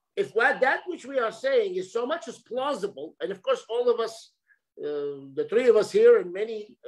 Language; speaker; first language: English; early bilingual, other home language; Armenian